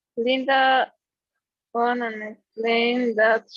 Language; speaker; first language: English; non-native, learner; Spanish